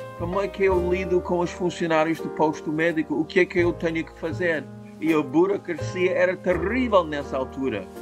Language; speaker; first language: Portuguese; non-native, fluent; English